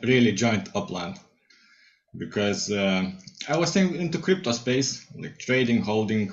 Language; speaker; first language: English; non-native, fluent; Lithuanian